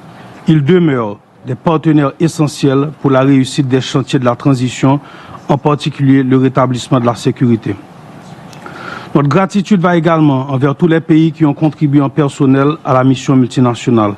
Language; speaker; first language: French; non-native, local second language; Haitian Creole